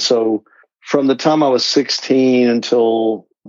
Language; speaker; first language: English; native; English